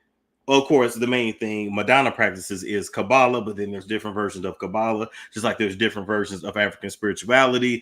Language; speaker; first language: English; native; English